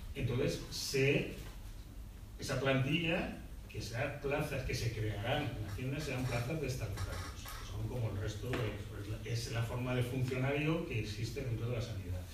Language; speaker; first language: Spanish; native; Spanish